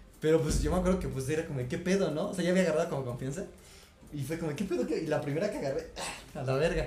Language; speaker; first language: Spanish; native; Spanish